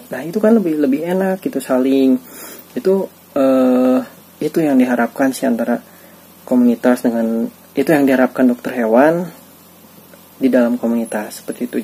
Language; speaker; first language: Indonesian; native; Indonesian